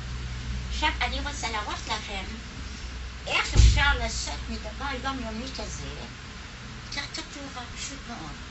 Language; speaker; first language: Hebrew; non-native, fluent; German